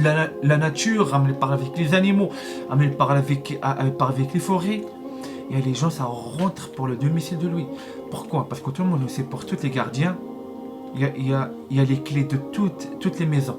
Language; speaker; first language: French; non-native, learner; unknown